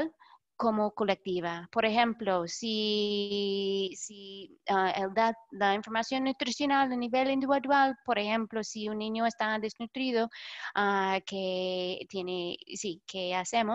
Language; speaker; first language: Spanish; non-native, fluent; English